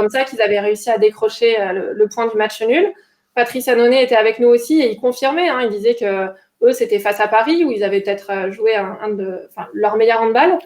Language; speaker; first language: French; native; French